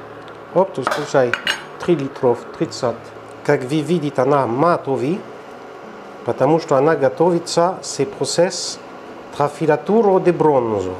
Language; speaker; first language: Russian; non-native, learner; French